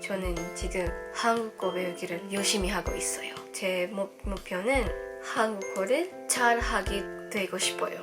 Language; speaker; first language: Korean; non-native, learner; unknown